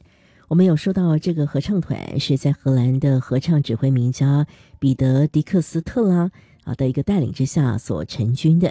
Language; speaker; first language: Chinese; native; Chinese